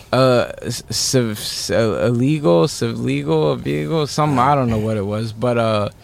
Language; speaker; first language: English; native; English